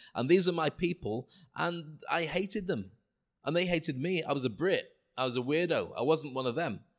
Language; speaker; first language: English; native; English